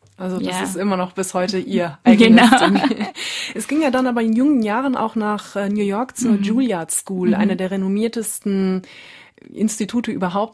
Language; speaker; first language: German; native; German